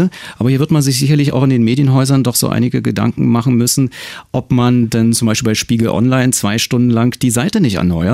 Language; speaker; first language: German; native; German